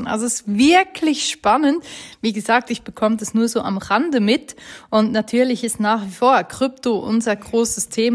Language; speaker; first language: German; native; German